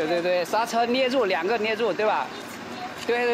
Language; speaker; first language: Chinese; native; Chinese